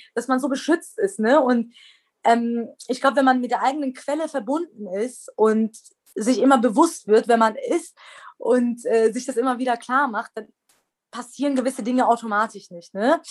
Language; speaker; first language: German; early bilingual, other home language; Persian